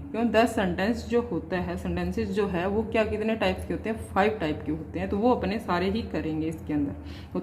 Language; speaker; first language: Hindi; native; Hindi